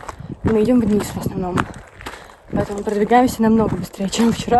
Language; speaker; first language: Russian; native; Russian